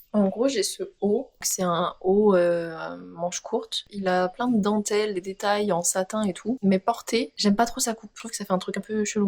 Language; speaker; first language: French; native; French